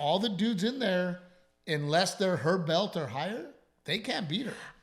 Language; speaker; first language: English; native; English